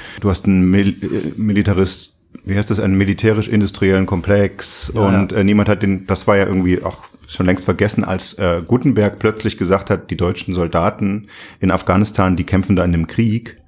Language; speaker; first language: German; native; German